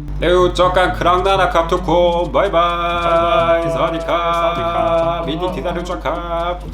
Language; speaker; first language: Thai; non-native, learner; Korean